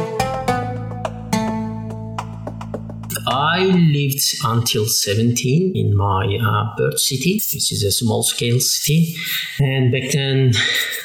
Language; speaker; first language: English; non-native, fluent; Turkish